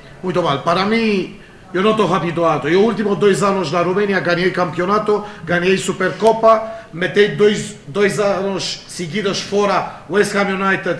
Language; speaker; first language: Portuguese; non-native, fluent; Romanian